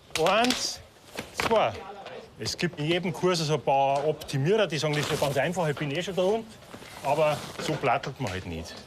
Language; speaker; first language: German; native; German